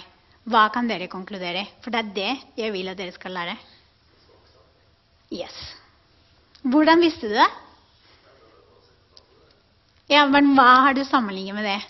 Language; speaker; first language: Norwegian; non-native, fluent; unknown